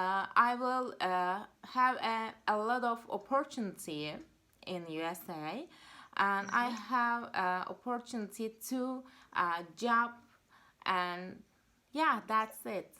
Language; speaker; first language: English; non-native, learner; Turkish